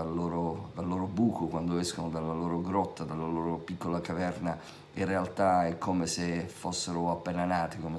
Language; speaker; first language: Italian; native; Italian